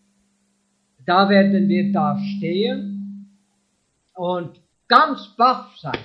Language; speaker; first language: German; non-native, fluent; English